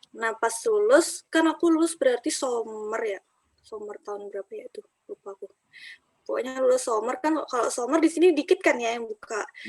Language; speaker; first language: Indonesian; native; Indonesian